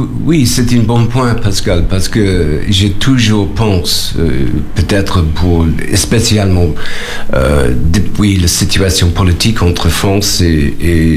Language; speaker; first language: French; non-native, learner; English